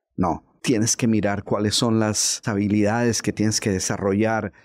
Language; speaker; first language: Spanish; native; Spanish